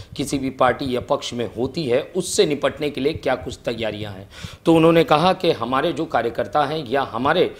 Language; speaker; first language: Hindi; non-native, local second language; Marathi